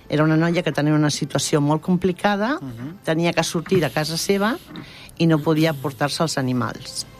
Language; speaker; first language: Catalan; non-native, local second language; Spanish